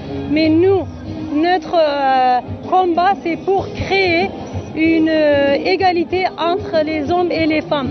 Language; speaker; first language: French; non-native, learner; Kurdish